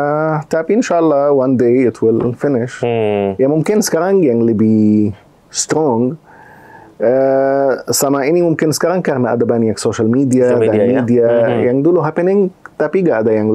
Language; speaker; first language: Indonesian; non-native, fluent; Arabic